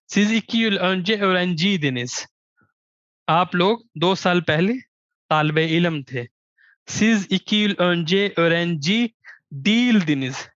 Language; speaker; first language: Turkish; non-native, fluent; Urdu